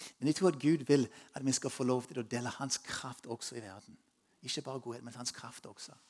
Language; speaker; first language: Norwegian; non-native, fluent; English